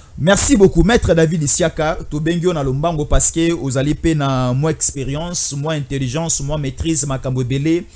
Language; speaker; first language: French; non-native, local second language; Lingala